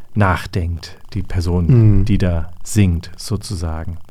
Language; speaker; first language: German; native; German